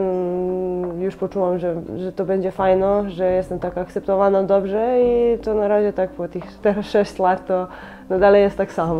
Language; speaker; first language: Polish; non-native, fluent; Serbian